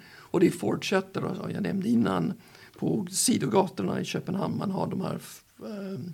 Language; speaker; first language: Swedish; non-native, fluent; English